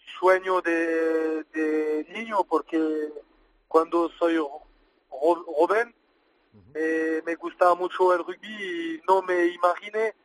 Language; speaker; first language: Spanish; non-native, learner; French